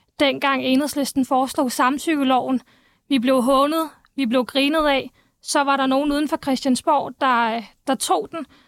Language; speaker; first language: Danish; early bilingual, other home language; Turkish